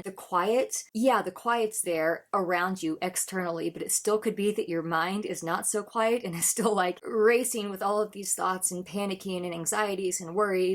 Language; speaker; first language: English; native; English